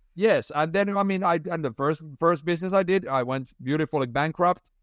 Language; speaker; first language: English; non-native, fluent; Finnish